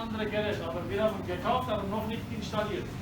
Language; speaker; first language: German; non-native, learner; Turkish